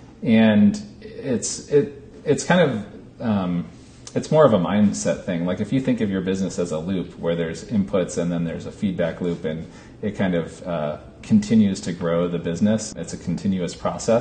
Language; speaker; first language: English; native; English